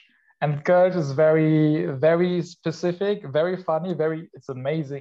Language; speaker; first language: English; non-native, fluent; Polish